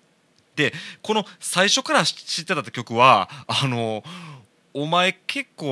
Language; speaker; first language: Japanese; native; Japanese